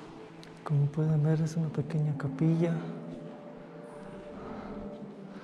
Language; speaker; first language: Spanish; native; Spanish